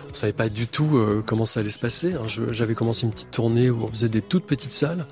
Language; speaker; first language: French; native; French